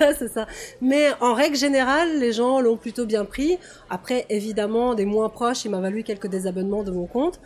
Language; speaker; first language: French; non-native, fluent; Russian